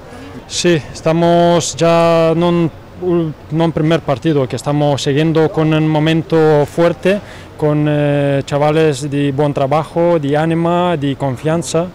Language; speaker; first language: Spanish; non-native, learner; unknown